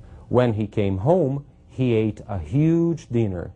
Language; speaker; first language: English; non-native, fluent; Portuguese